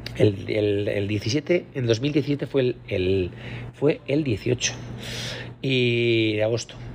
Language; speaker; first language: Spanish; native; Spanish